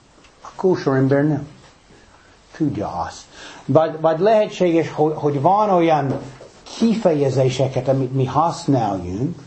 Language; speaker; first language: Hungarian; non-native, fluent; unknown